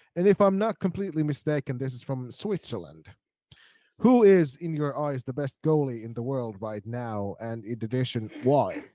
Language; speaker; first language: English; non-native, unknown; Finnish